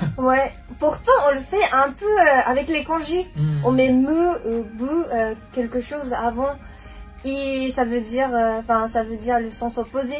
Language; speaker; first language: French; non-native, fluent; Japanese